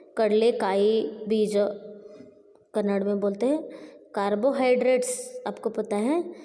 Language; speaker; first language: Hindi; non-native, local second language; Marathi